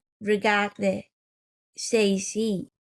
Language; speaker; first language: French; non-native, learner; Vietnamese